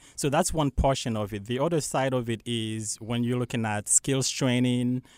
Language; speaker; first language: English; non-native, fluent; Haitian Creole